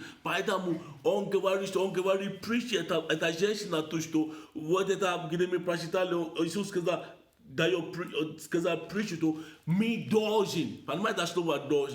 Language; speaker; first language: Russian; non-native, learner; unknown